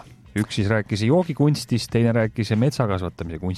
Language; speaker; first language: Estonian; native; Estonian